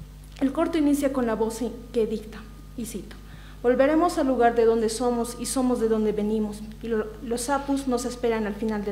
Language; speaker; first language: Spanish; native; Spanish